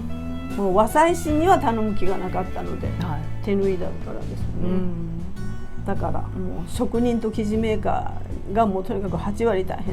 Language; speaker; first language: Japanese; native; Japanese